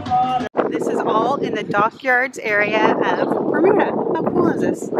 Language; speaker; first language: English; native; English